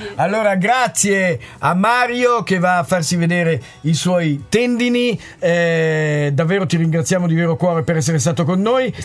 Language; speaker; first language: Italian; native; Italian